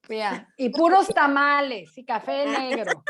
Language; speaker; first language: Spanish; native; Spanish